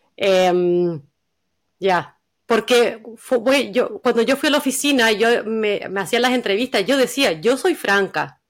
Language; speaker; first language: Spanish; native; Spanish